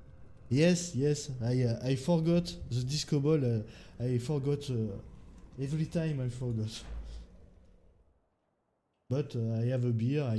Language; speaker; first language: English; non-native, learner; French